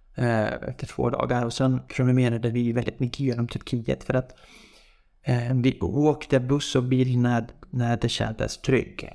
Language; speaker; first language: Swedish; non-native, fluent; Kurdish